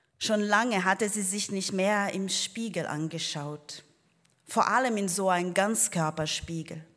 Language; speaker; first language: German; non-native, fluent; Portuguese